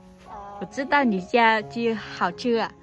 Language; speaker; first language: Chinese; non-native, learner; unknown